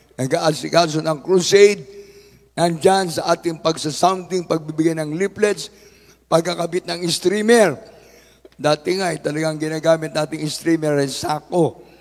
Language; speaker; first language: Filipino; native; Filipino